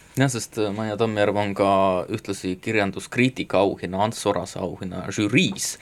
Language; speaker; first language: Estonian; native; Estonian